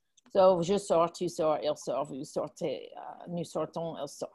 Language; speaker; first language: French; non-native, fluent; English